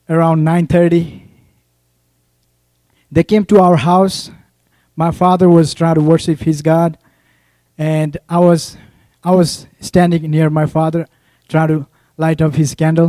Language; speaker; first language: English; non-native, local second language; Nepali